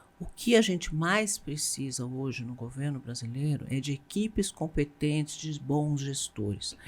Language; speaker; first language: Portuguese; native; Portuguese